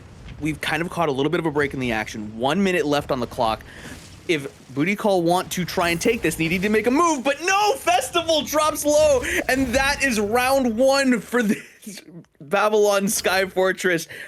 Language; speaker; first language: English; native; English